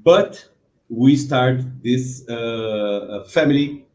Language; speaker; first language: English; non-native, learner; Portuguese